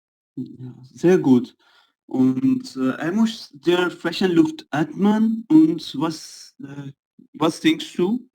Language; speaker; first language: German; non-native, learner; Urdu